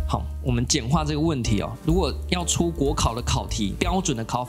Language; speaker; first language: Chinese; native; Chinese